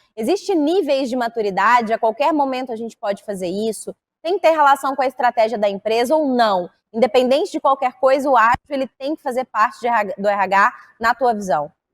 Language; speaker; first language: Portuguese; native; Portuguese